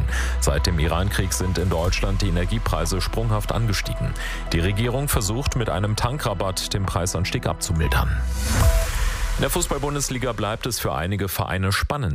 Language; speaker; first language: German; native; German